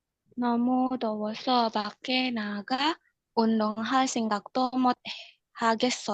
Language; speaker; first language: Korean; non-native, learner; Indonesian